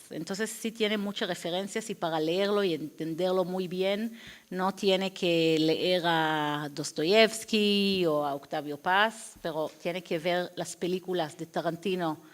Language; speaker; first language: Spanish; non-native, fluent; Hebrew